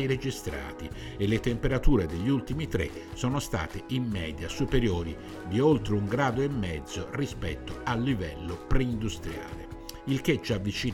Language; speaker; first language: Italian; native; Italian